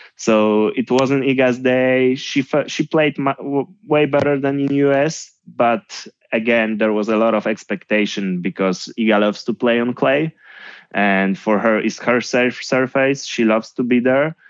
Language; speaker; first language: English; non-native, fluent; Polish